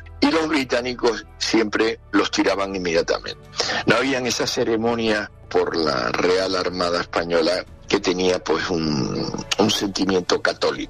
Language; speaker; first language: Spanish; native; Spanish